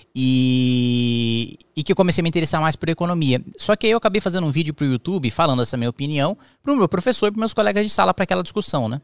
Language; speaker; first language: Portuguese; native; Portuguese